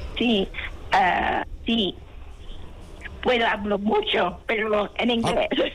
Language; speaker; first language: Spanish; non-native, learner; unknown